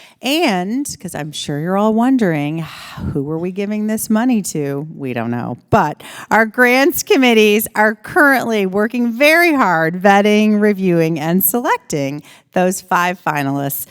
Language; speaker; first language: English; native; English